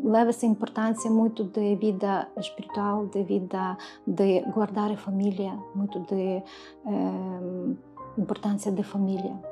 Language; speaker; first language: Portuguese; non-native, learner; Ukrainian